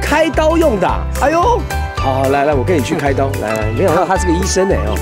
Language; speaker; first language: Chinese; native; Chinese